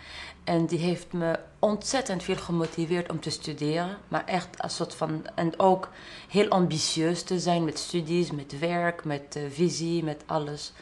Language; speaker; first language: Dutch; non-native, fluent; Arabic